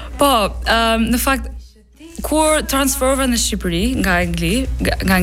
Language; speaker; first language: Albanian; non-native, learner; English